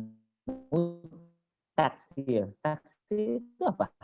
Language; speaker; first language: Indonesian; non-native, learner; Khmer